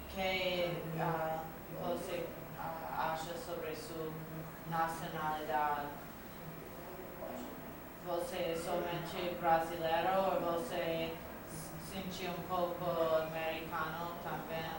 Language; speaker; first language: Portuguese; non-native, learner; English